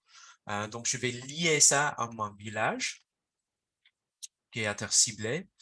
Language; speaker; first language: French; non-native, fluent; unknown